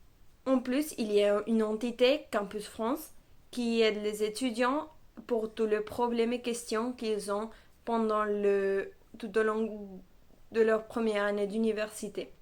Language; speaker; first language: French; non-native, fluent; Spanish